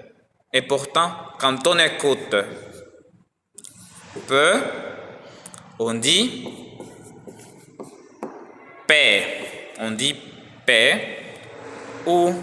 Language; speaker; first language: French; non-native, learner; Spanish